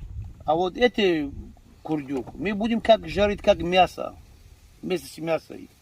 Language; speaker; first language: Russian; non-native, learner; Tajik